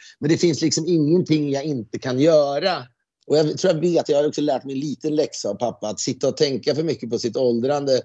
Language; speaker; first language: Swedish; native; Swedish